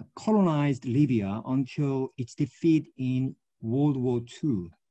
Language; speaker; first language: English; non-native, fluent; Korean